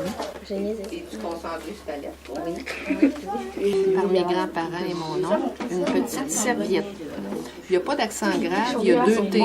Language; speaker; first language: French; native; French